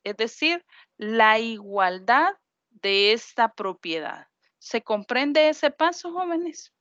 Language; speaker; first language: Spanish; native; Spanish